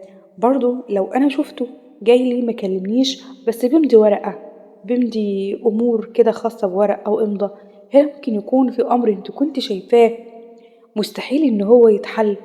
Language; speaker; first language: Arabic; native; Arabic